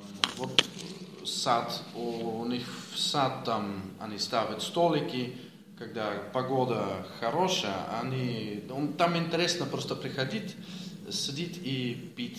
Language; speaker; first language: Russian; non-native, fluent; Dutch